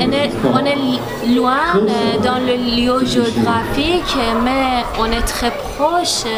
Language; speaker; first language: French; non-native, learner; Persian